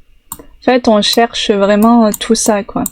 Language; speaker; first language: French; native; French